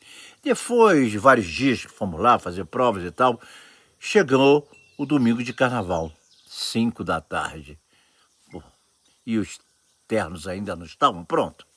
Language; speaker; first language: Portuguese; native; Portuguese